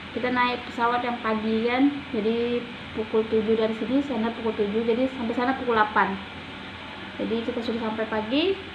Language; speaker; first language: Indonesian; native; Indonesian